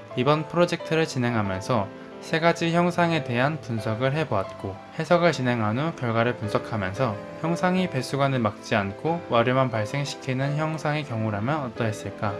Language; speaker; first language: Korean; native; Korean